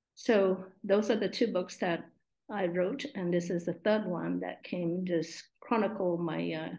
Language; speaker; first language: English; non-native, local second language; Min Nan Chinese